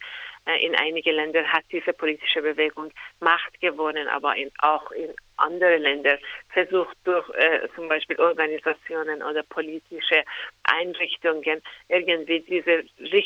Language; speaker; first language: German; non-native, fluent; Persian